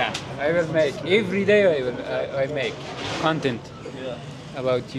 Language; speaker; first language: English; non-native, learner; Persian